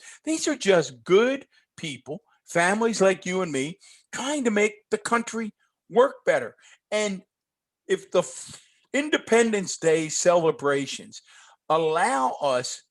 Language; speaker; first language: English; native; English